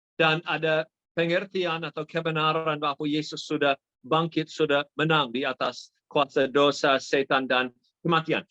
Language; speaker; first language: Indonesian; non-native, fluent; English